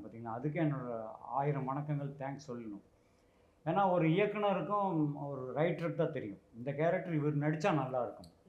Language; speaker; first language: Tamil; native; Tamil